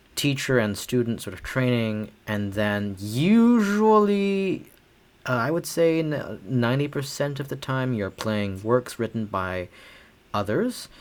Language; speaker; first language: English; non-native, fluent; Chinese